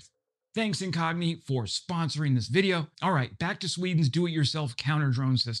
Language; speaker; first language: English; native; English